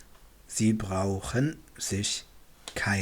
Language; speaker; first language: German; non-native, fluent; Tigrinya